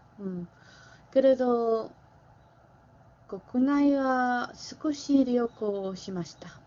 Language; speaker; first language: Japanese; non-native, learner; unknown